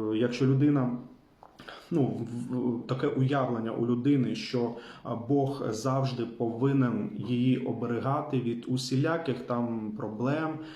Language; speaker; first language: Ukrainian; non-native, local second language; Russian